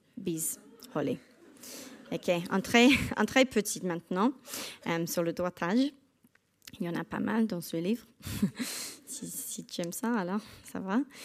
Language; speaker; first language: French; non-native, learner; English